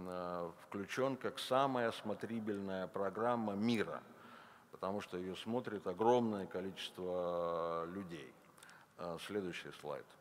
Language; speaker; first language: Russian; native; Russian